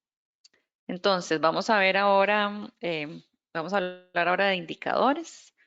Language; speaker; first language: Spanish; native; Spanish